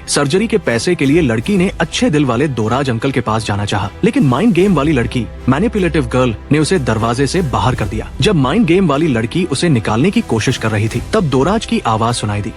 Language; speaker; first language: Hindi; native; Hindi